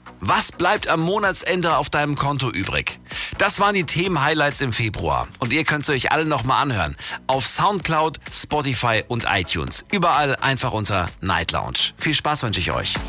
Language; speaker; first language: German; native; German